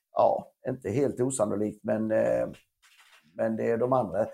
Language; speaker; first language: Swedish; native; Swedish